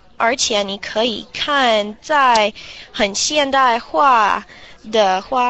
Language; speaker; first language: Chinese; non-native, learner; English